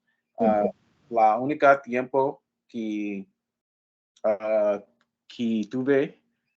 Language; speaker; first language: Spanish; non-native, learner; English